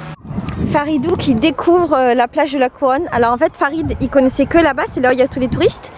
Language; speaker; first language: French; native; French